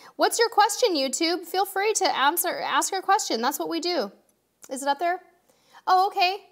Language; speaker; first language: English; native; English